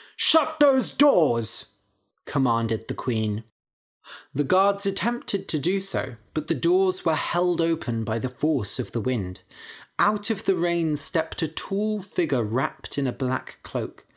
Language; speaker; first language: English; native; English